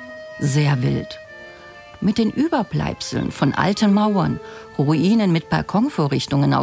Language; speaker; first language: German; native; German